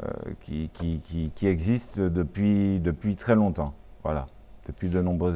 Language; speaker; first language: French; native; French